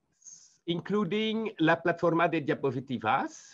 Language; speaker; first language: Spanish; non-native, learner; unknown